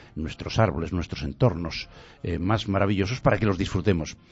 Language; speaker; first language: Spanish; non-native, local second language; Galician